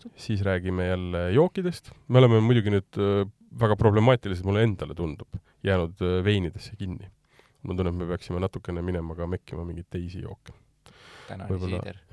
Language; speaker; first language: Estonian; native; Estonian